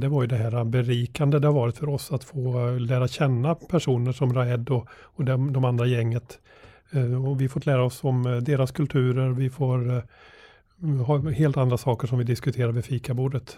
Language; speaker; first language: Swedish; native; Swedish